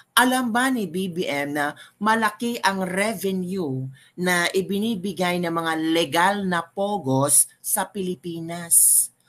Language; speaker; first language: Filipino; non-native, local second language; Cebuano